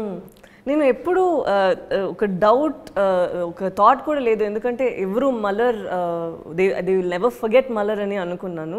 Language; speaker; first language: Telugu; non-native, local second language; Tamil